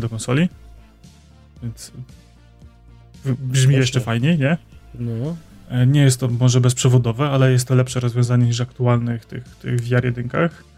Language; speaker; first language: Polish; native; Polish